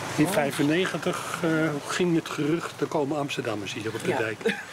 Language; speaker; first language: Dutch; native; Dutch